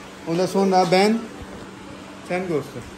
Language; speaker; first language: Turkish; non-native, learner; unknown